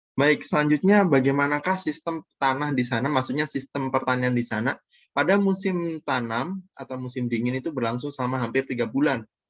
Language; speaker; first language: Indonesian; native; Indonesian